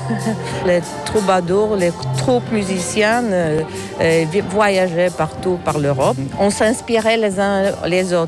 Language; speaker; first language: French; non-native, fluent; Polish